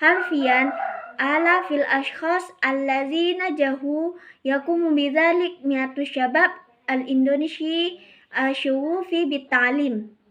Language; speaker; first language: Arabic; non-native, learner; Indonesian